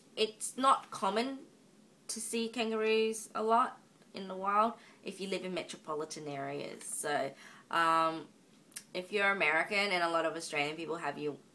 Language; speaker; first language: English; native; English